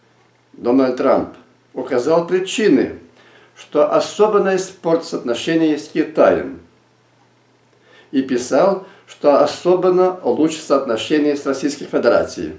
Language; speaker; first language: Russian; non-native, local second language; Lithuanian